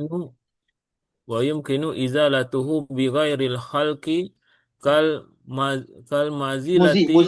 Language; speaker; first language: Arabic; non-native, learner; Indonesian